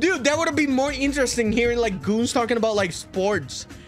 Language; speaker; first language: English; early bilingual, other home language; Spanish